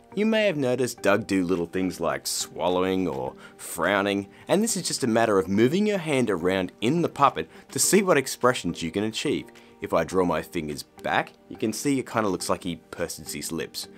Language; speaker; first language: English; native; English